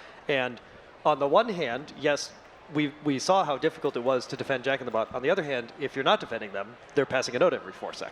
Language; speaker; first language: English; native; English